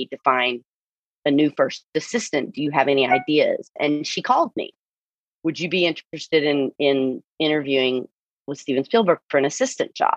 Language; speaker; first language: English; native; English